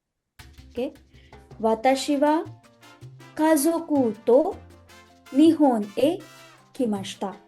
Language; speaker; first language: Japanese; non-native, fluent; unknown